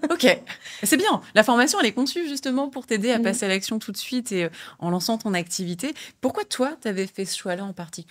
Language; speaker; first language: French; native; French